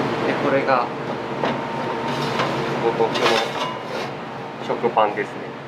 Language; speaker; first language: Japanese; native; Japanese